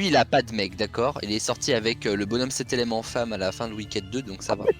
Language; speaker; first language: French; native; French